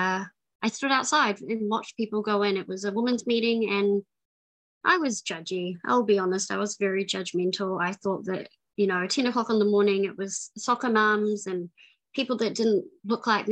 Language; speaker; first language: English; native; English